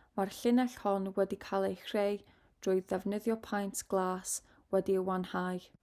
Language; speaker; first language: Welsh; non-native, local second language; English